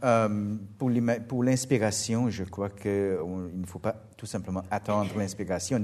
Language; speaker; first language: French; non-native, fluent; English